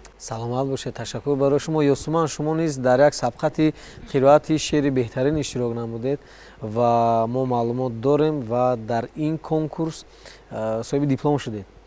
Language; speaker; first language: Tajik; native; Tajik